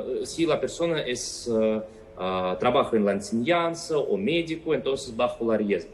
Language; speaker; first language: Spanish; non-native, fluent; Russian